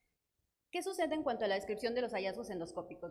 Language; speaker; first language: Spanish; native; Spanish